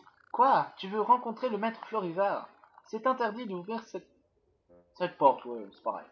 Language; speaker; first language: French; native; French